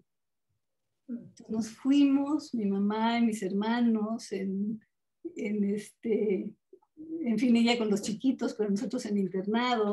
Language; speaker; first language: Spanish; native; Spanish